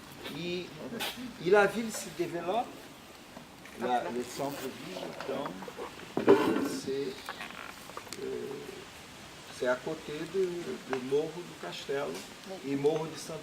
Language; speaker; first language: French; non-native, fluent; Portuguese